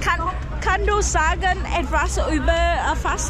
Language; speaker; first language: German; non-native, learner; Vietnamese